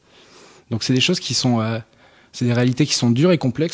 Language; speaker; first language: French; native; French